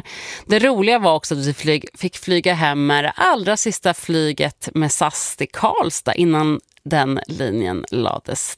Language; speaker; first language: Swedish; native; Swedish